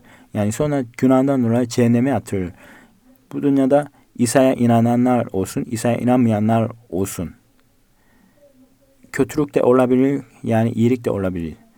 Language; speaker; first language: Turkish; non-native, fluent; Korean